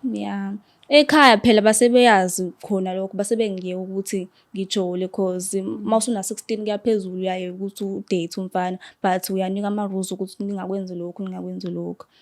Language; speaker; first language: Zulu; native; Zulu